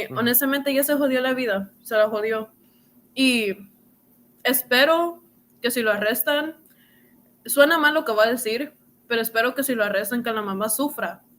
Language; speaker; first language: Spanish; early bilingual, heritage; Spanish